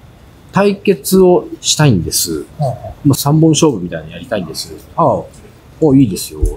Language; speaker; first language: Japanese; native; Japanese